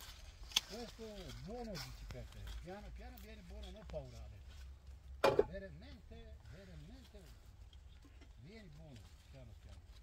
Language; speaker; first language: Italian; non-native, learner; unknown